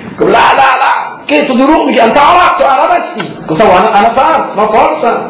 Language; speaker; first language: Persian; non-native, local second language; Azerbaijani